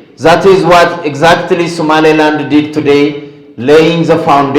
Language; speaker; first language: English; non-native, fluent; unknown